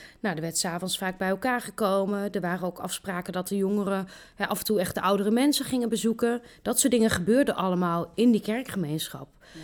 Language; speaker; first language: Dutch; native; Dutch